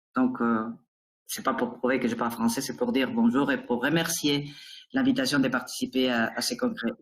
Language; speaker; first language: French; non-native, fluent; Spanish